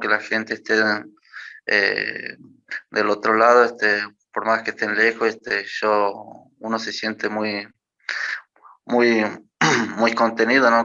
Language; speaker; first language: Spanish; native; Spanish